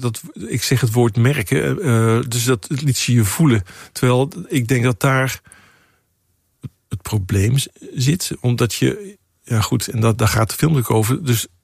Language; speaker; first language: Dutch; native; Dutch